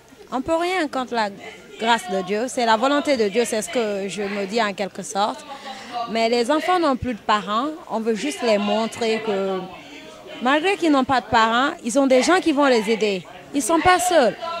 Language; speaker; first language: French; non-native, local second language; Fula